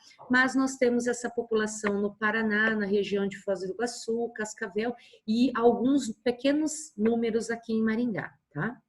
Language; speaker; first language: Portuguese; native; Portuguese